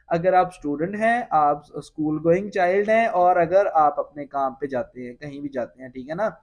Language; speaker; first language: Hindi; non-native, local second language; Punjabi